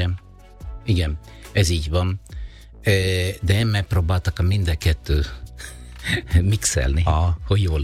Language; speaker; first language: Hungarian; non-native, fluent; Italian